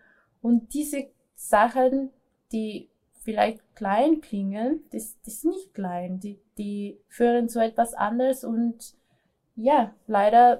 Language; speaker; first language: German; non-native, fluent; Spanish